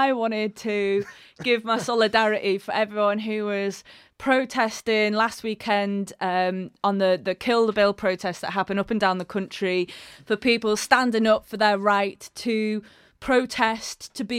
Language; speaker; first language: English; native; English